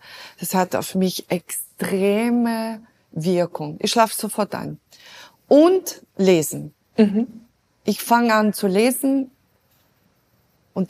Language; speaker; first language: German; non-native, fluent; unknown